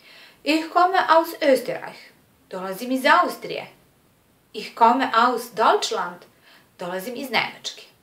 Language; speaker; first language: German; non-native, learner; Serbian